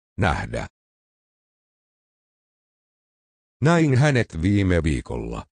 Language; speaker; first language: Finnish; non-native, learner; Arabic